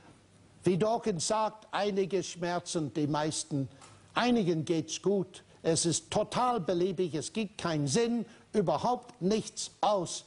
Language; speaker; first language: German; non-native, fluent; English